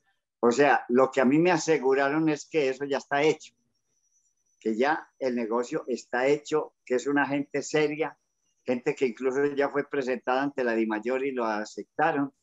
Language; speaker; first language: Spanish; native; Spanish